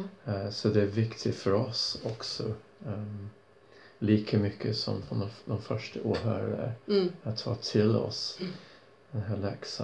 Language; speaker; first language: Swedish; non-native, fluent; English